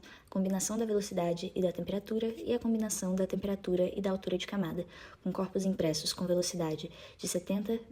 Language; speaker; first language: Portuguese; native; Portuguese